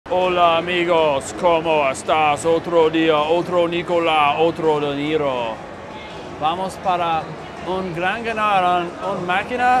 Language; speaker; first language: Spanish; non-native, learner; English